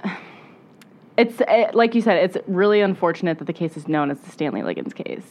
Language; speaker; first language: English; native; English